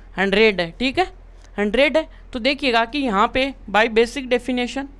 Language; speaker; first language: Hindi; native; Hindi